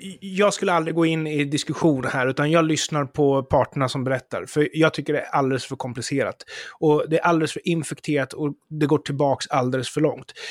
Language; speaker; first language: Swedish; native; Swedish